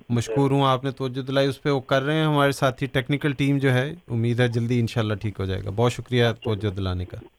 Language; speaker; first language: Urdu; native; Urdu